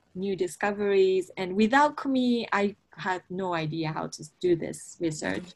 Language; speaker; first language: English; non-native, fluent; Japanese